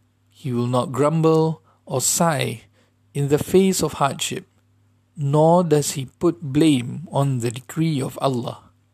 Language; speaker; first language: English; non-native, local second language; Malay